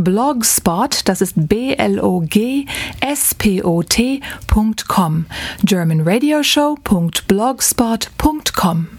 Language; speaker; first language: German; native; German